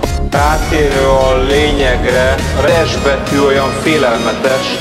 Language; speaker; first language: Hungarian; native; Hungarian